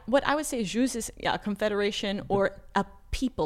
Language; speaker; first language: English; native; English